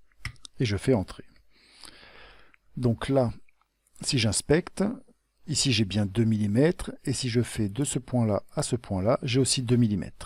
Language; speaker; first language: French; native; French